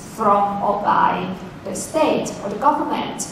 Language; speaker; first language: English; non-native, fluent; Thai